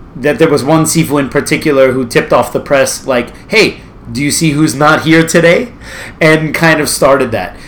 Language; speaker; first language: English; native; English